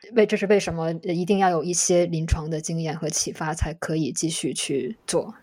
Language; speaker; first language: Chinese; native; Chinese